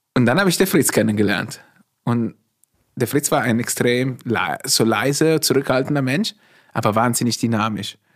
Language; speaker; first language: German; non-native, fluent; Italian